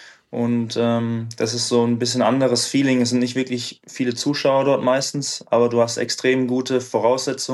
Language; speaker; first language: German; native; German